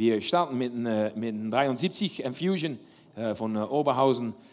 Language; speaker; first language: German; non-native, learner; Dutch